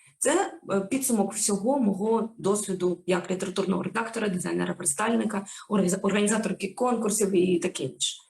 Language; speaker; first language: Ukrainian; native; Ukrainian